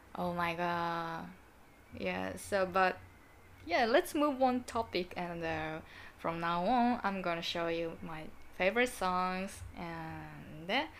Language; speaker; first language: English; non-native, learner; Japanese